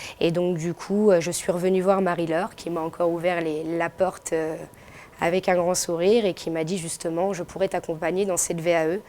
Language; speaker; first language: French; native; French